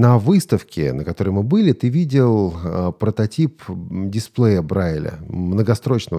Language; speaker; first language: Russian; native; Russian